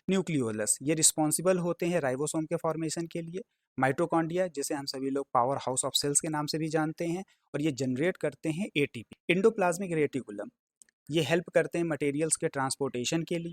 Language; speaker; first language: Hindi; native; Hindi